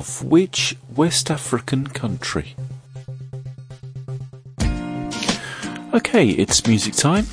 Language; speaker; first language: English; native; English